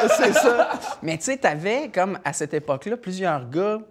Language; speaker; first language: French; native; French